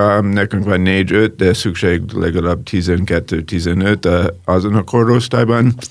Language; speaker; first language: Hungarian; non-native, learner; English